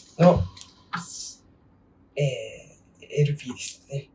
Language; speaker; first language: Japanese; native; Japanese